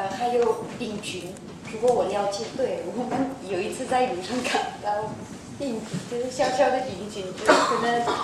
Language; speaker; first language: Chinese; non-native, fluent; French